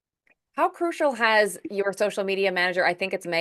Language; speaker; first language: English; native; English